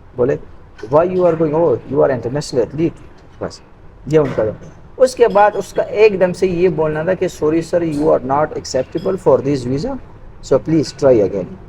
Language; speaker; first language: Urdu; non-native, local second language; Pashto